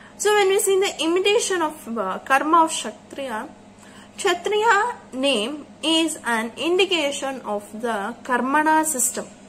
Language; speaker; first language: English; non-native, local second language; Kannada